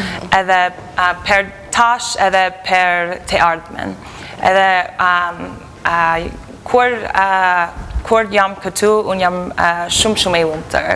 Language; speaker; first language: Albanian; non-native, learner; English